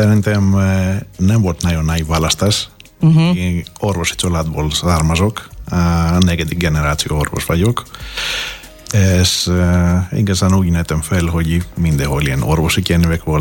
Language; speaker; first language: Hungarian; non-native, learner; Greek